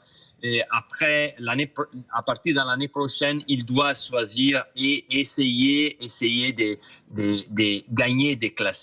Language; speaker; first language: French; non-native, fluent; Italian